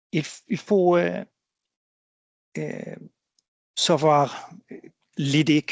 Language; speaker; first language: French; non-native, fluent; Swedish